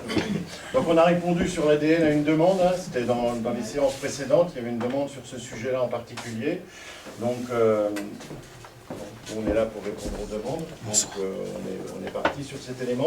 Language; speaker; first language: French; native; French